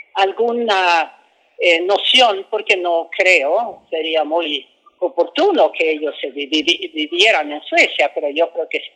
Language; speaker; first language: Spanish; non-native, fluent; Swedish